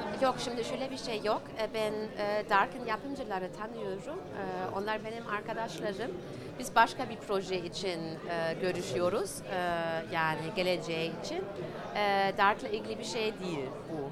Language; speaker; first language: Turkish; early bilingual, heritage; German